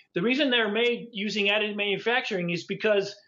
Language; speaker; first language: English; native; English